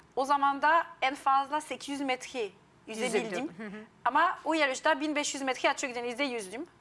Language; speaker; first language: Turkish; non-native, fluent; French